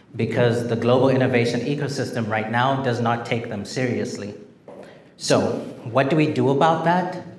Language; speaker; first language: English; non-native, local second language; Shona